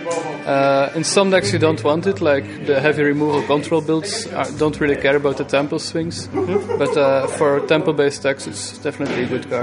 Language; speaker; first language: English; non-native, fluent; Dutch